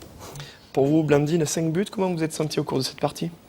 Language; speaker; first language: French; native; French